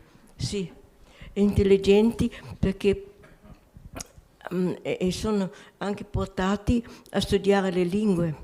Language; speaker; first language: Italian; non-native, local second language; German